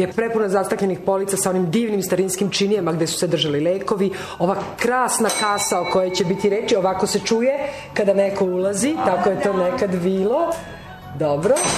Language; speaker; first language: Serbian; native; Serbian